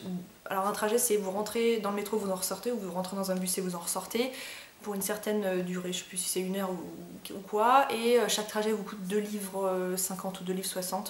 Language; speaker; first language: French; native; French